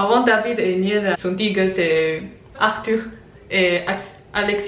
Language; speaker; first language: French; non-native, learner; Chinese